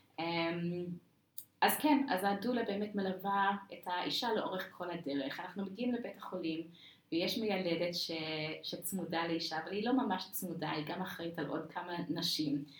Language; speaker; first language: Hebrew; non-native, fluent; English